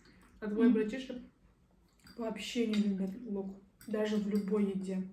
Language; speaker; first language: Russian; non-native, local second language; Kazakh